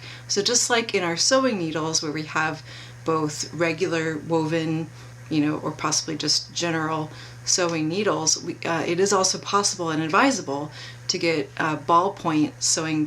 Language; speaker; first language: English; native; English